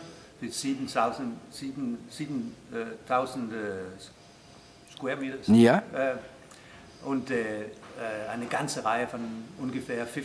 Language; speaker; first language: German; non-native, fluent; Danish